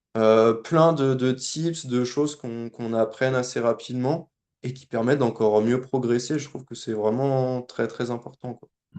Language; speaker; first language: French; native; French